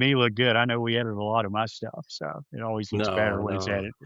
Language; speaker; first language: English; native; English